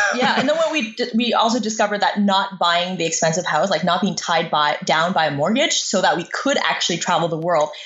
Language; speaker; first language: English; non-native, fluent; Chinese